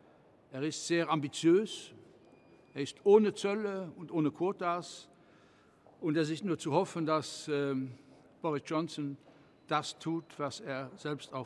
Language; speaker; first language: German; non-native, local second language; Luxembourgish